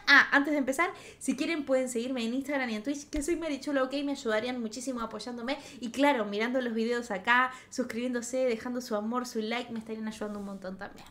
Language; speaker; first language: Spanish; native; Spanish